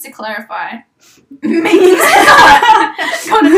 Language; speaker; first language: English; native; English